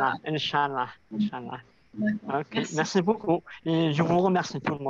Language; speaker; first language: French; non-native, local second language; Arabic